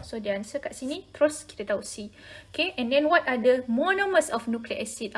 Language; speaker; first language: English; non-native, local second language; Malay